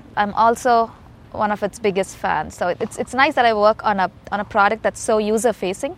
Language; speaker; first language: English; non-native, local second language; Telugu